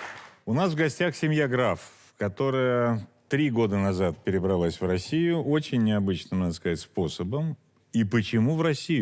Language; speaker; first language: Russian; native; Russian